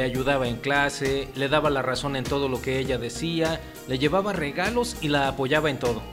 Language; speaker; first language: Spanish; native; Spanish